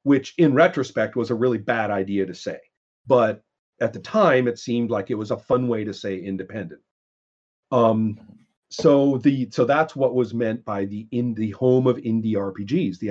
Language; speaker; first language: English; native; English